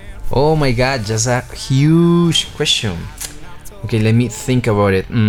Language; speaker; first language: English; non-native, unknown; Spanish